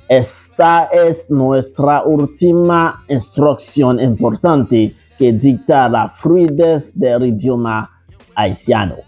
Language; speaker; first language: Spanish; non-native, fluent; Haitian Creole